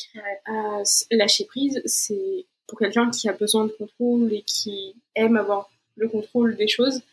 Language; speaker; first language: French; non-native, fluent; Portuguese